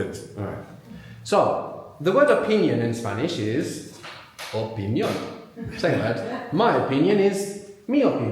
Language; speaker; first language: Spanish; non-native, fluent; English